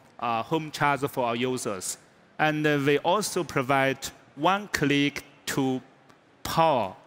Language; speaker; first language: English; non-native, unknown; Chinese